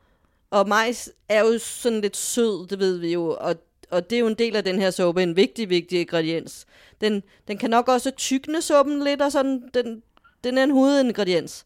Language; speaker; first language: Danish; native; Danish